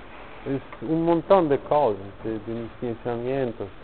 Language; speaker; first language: Spanish; non-native, learner; Polish